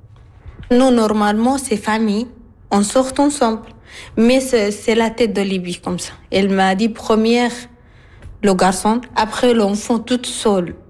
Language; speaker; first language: French; non-native, learner; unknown